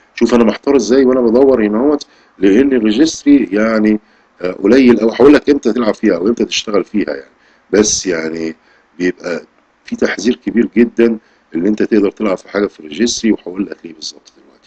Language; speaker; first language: Arabic; native; Arabic